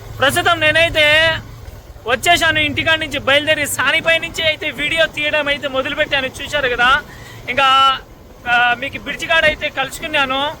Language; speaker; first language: Telugu; non-native, local second language; Urdu